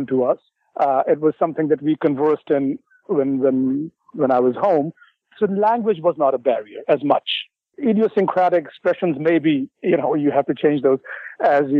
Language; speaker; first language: English; non-native, local second language; Urdu